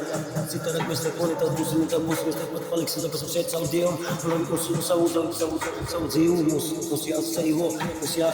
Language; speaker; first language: Latvian; non-native, local second language; Russian